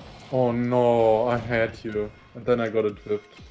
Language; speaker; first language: English; non-native, fluent; German